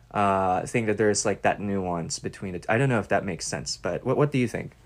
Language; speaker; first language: English; non-native, local second language; Filipino